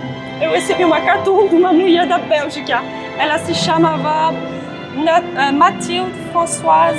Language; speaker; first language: Portuguese; non-native, fluent; French